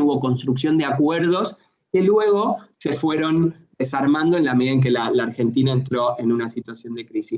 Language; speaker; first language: Spanish; native; Spanish